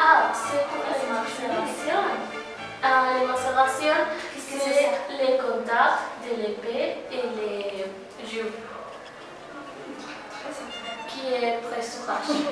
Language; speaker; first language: French; non-native, learner; Spanish